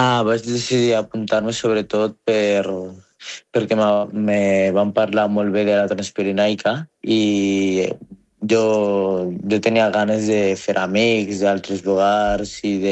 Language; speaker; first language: Catalan; non-native, fluent; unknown